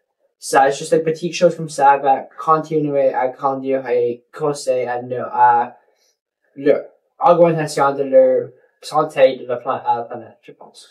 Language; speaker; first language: French; non-native, local second language; English